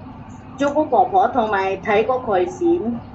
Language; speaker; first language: Cantonese; non-native, learner; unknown